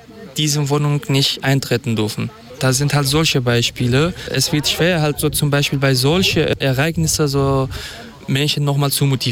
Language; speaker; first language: German; non-native, fluent; Kurdish